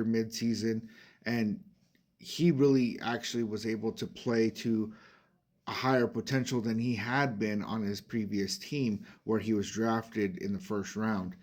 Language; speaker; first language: English; native; English